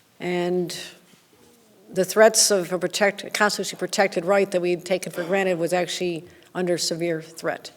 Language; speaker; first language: English; native; English